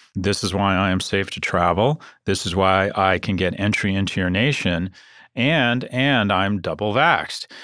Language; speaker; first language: English; native; English